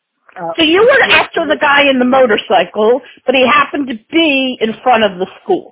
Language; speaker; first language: English; native; English